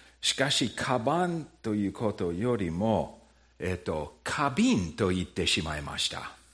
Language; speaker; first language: Japanese; non-native, fluent; English